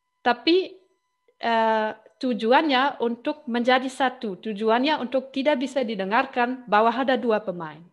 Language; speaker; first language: Indonesian; non-native, fluent; German